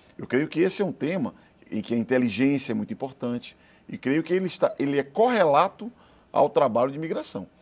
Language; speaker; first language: Portuguese; native; Portuguese